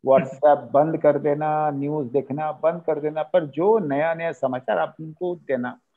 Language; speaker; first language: Hindi; non-native, local second language; Marathi